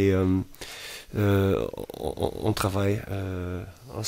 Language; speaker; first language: French; non-native, fluent; Dutch